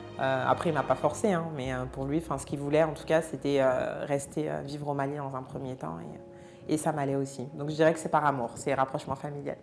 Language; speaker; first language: French; native; French